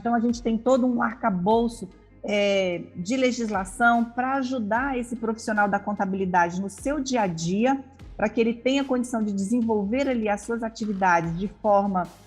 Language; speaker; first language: Portuguese; native; Portuguese